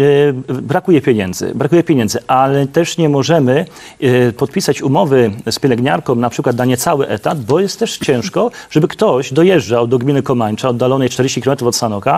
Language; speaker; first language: Polish; native; Polish